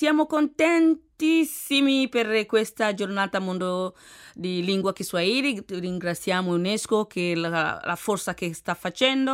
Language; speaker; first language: Italian; non-native, fluent; Swahili